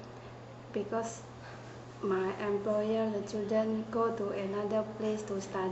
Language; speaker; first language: English; non-native, learner; Indonesian